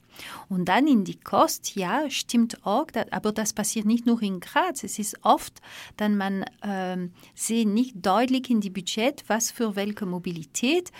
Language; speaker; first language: German; non-native, fluent; Dutch